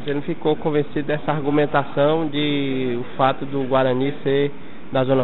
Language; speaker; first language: Portuguese; native; Portuguese